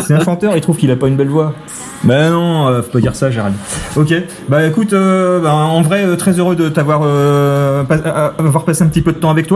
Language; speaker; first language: French; native; French